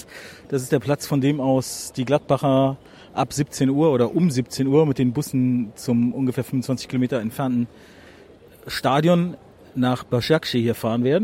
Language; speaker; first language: German; native; German